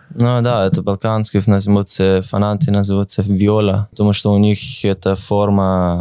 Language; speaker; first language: Russian; non-native, learner; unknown